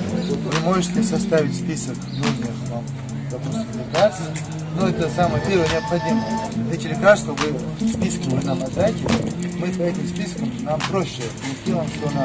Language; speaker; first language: Russian; non-native, local second language; Chechen